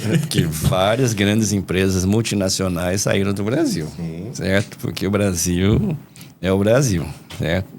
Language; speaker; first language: Portuguese; early bilingual, other home language; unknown